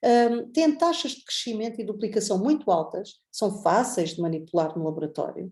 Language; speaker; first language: Portuguese; native; Portuguese